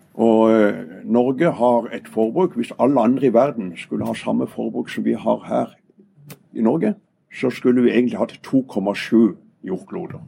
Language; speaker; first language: Norwegian; native; Norwegian